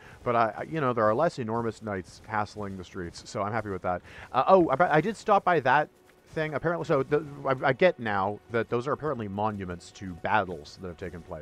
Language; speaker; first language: English; native; English